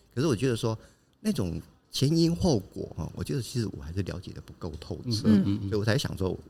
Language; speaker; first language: Chinese; native; Chinese